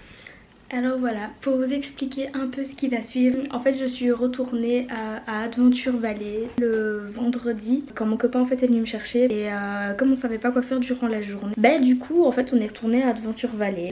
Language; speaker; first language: French; native; French